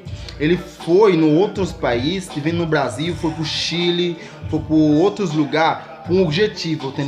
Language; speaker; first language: Portuguese; non-native, learner; Haitian Creole